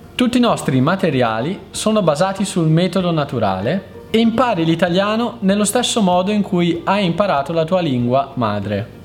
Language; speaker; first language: Italian; native; Italian